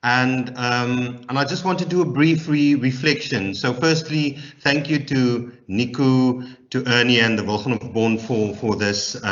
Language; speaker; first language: English; non-native, local second language; Afrikaans